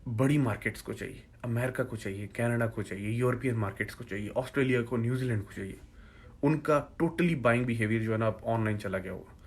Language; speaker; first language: Urdu; native; Urdu